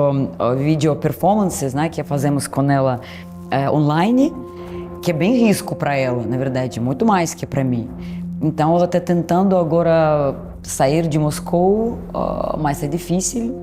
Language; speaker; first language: Portuguese; non-native, fluent; Russian